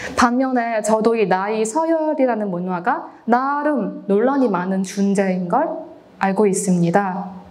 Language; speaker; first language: Korean; non-native, fluent; Cantonese